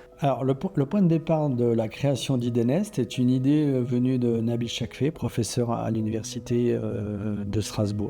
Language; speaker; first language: French; native; French